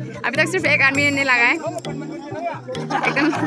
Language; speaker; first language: Hindi; non-native, local second language; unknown